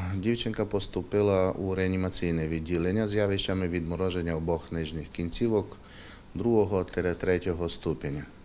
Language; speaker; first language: Ukrainian; native; Ukrainian